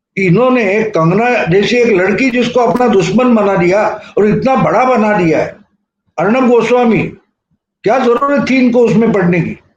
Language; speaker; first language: Hindi; non-native, local second language; Marathi